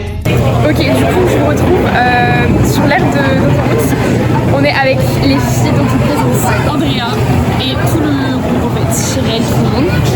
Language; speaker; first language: French; native; French